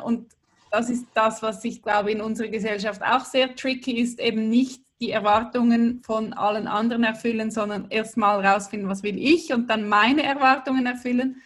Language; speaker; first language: German; native; German